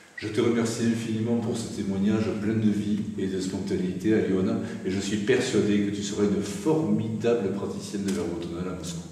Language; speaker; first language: French; native; French